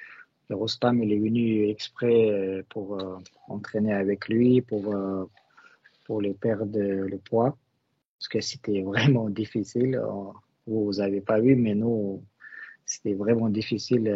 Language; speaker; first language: French; non-native, learner; Russian